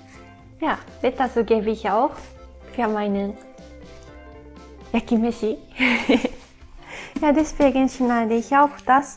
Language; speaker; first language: German; non-native, learner; Japanese